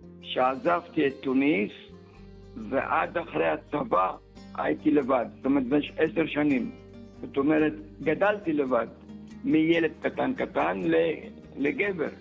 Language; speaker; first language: Hebrew; early bilingual, other home language; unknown